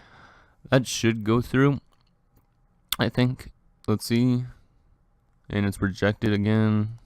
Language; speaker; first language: English; native; English